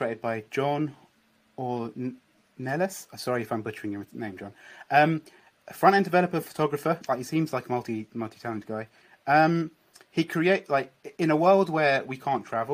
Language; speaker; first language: English; native; English